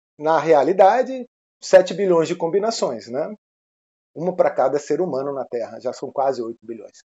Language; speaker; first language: Portuguese; non-native, fluent; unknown